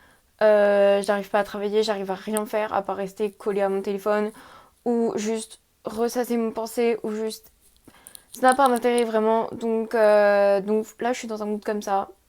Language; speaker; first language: French; native; French